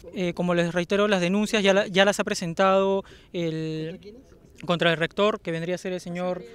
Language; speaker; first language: Spanish; native; Spanish